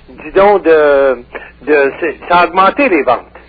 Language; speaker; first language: French; native; French